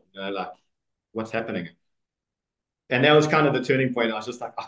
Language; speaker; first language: English; native; English